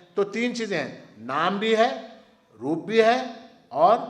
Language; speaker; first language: Hindi; non-native, local second language; Marathi